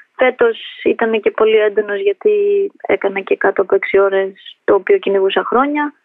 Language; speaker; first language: Greek; early bilingual, other home language; Albanian